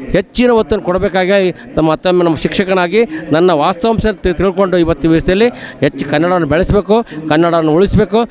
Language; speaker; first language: Kannada; native; Kannada